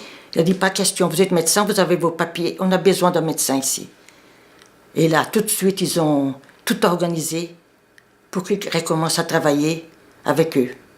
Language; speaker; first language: French; non-native, fluent; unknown